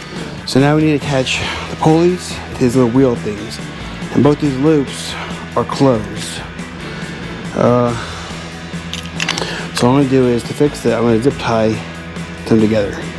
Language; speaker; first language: English; native; English